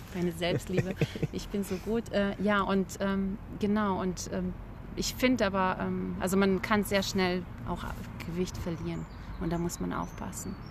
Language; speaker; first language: German; early bilingual, other home language; Bosnian